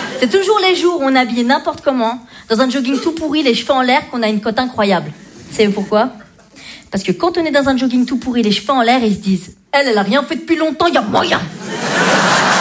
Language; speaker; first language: French; native; French